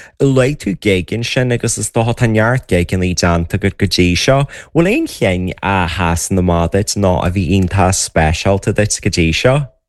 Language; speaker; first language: Irish; native; Irish